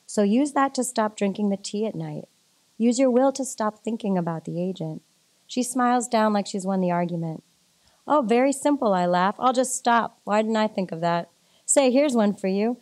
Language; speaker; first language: English; native; English